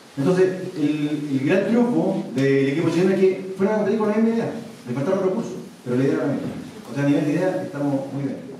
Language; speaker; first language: Spanish; native; Spanish